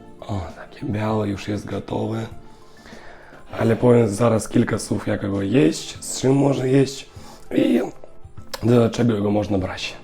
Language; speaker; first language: Polish; non-native, learner; Russian